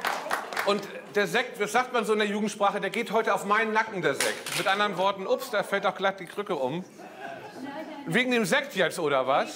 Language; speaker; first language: German; native; German